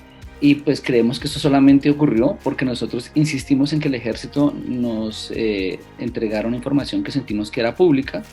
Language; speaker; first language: Spanish; native; Spanish